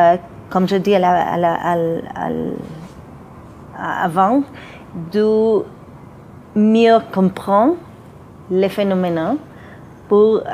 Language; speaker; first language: French; non-native, fluent; Spanish